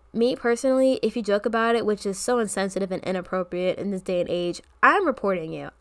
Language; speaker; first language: English; native; English